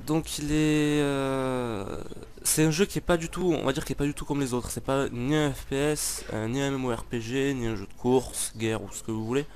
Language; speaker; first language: French; native; French